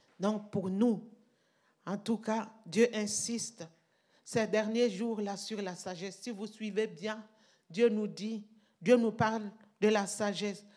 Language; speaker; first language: French; non-native, local second language; Mossi